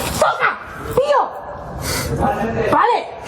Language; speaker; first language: Spanish; non-native, learner; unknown